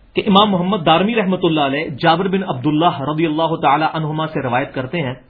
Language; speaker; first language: Urdu; non-native, local second language; Punjabi